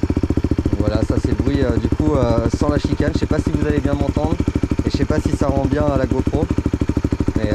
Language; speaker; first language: French; native; French